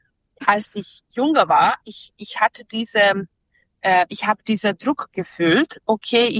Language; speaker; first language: German; non-native, learner; Serbian